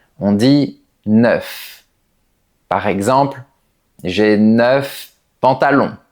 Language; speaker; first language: French; native; French